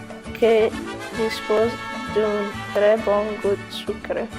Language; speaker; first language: French; non-native, learner; Spanish